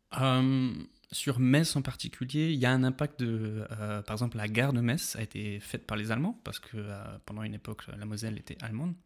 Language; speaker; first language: French; native; French